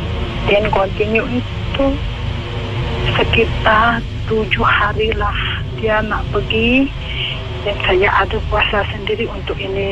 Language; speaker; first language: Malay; non-native, learner; Indonesian